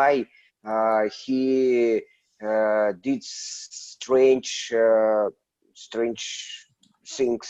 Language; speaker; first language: English; non-native, learner; Russian